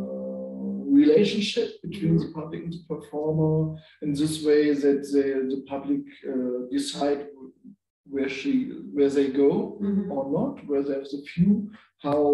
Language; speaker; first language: English; non-native, learner; German